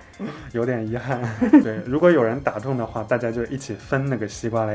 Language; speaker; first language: Chinese; native; Chinese